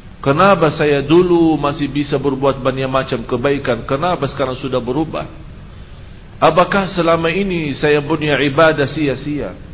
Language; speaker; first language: Indonesian; non-native, fluent; Arabic